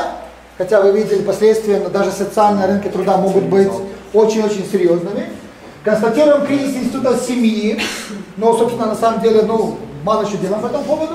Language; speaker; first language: Russian; native; Russian